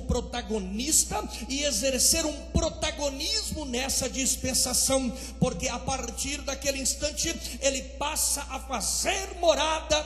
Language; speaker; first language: Portuguese; native; Portuguese